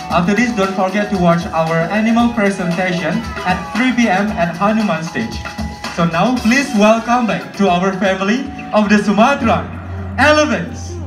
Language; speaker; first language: English; non-native, fluent; Indonesian